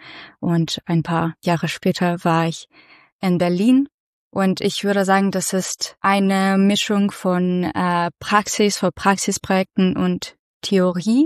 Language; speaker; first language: German; non-native, fluent; Russian